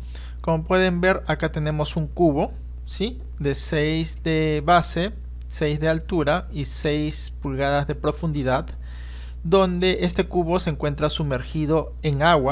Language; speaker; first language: Spanish; native; Spanish